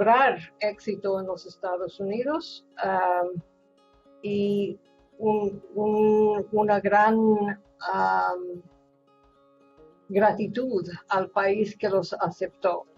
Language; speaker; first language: Spanish; non-native, fluent; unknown